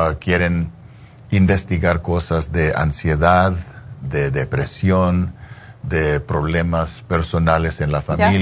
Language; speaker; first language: Spanish; early bilingual, heritage; English